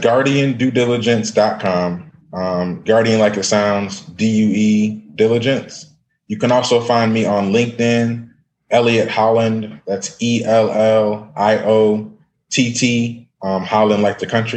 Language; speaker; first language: English; native; English